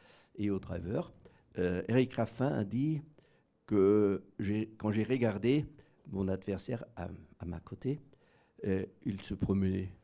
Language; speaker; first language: French; non-native, fluent; German